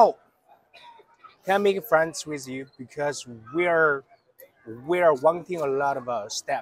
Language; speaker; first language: English; non-native, learner; Chinese